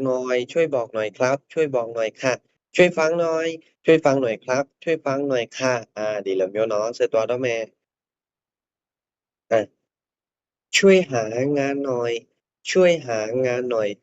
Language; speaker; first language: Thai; non-native, fluent; Burmese